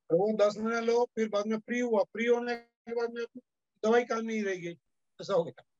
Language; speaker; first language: Hindi; non-native, local second language; Gujarati